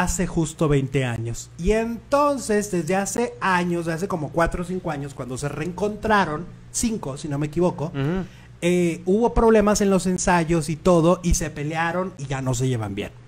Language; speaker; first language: Spanish; native; Spanish